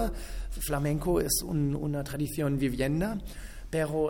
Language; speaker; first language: Spanish; non-native, fluent; German